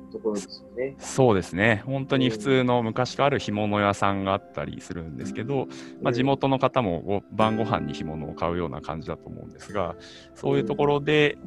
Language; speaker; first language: Japanese; native; Japanese